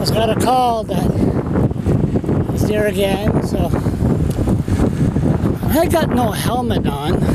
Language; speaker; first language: English; non-native, local second language; French